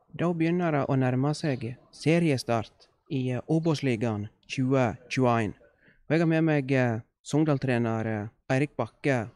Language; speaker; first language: Norwegian; native; Norwegian